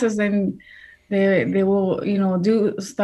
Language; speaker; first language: English; early bilingual, other home language; Spanish